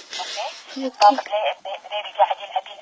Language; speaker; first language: Arabic; native; Arabic